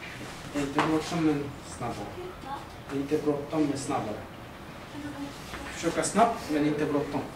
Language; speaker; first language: Swedish; non-native, learner; Russian